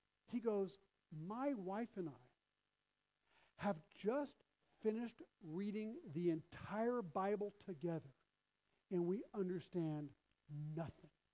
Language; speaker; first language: English; early bilingual, other home language; French